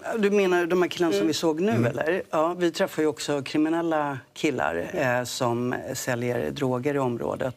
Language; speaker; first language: Swedish; native; Swedish